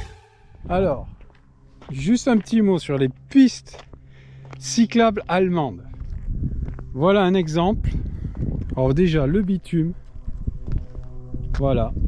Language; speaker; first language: French; native; French